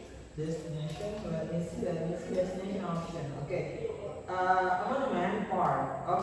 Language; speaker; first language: English; non-native, learner; Indonesian